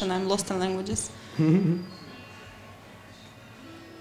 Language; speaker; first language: English; non-native, fluent; Russian